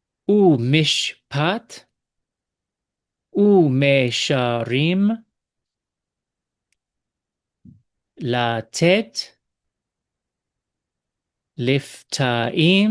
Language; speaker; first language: Hebrew; non-native, learner; English